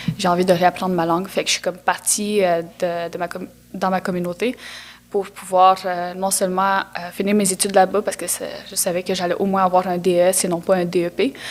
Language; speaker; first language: French; non-native, local second language; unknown